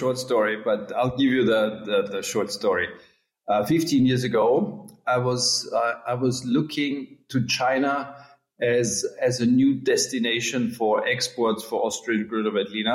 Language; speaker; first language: English; non-native, fluent; German